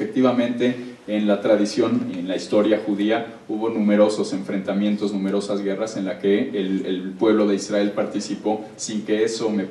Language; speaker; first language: Spanish; native; Spanish